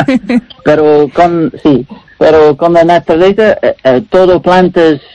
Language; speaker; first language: Spanish; non-native, learner; English